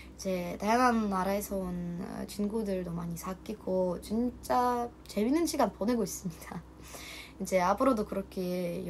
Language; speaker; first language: Korean; non-native, learner; Russian